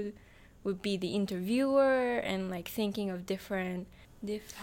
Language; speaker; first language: English; non-native, fluent; Japanese